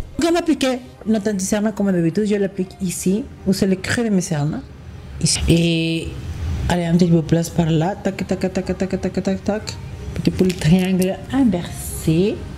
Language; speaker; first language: French; non-native, fluent; Spanish